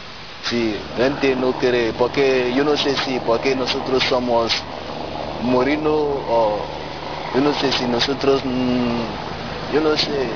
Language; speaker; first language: Spanish; non-native, learner; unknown